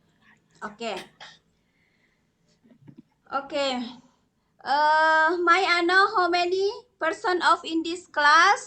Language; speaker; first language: English; non-native, learner; Indonesian